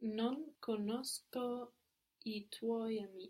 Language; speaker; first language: Italian; non-native, learner; English